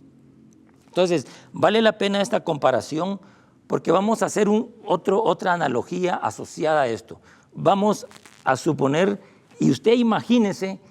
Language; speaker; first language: Spanish; native; Spanish